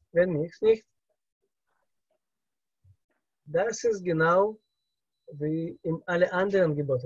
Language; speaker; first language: German; non-native, learner; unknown